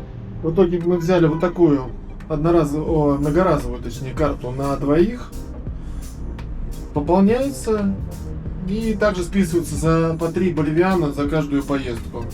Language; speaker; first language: Russian; native; Russian